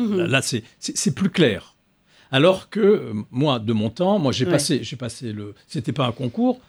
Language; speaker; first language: French; non-native, local second language; Arabic